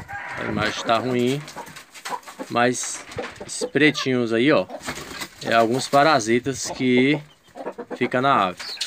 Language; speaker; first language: Portuguese; native; Portuguese